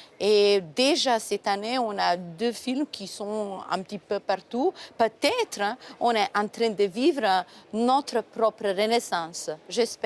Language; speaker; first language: French; non-native, fluent; Macedonian